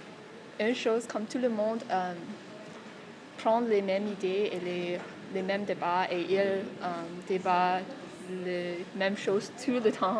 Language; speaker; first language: French; non-native, fluent; English